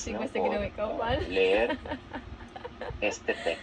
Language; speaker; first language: Spanish; non-native, fluent; Filipino